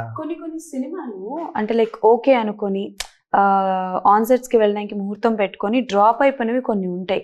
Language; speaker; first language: Telugu; native; Telugu